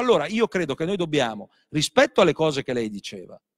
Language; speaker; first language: Italian; native; Italian